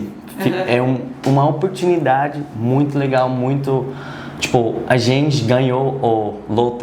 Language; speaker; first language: Portuguese; non-native, learner; Dutch